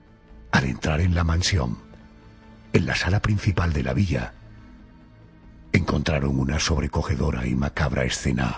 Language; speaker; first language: Spanish; native; Spanish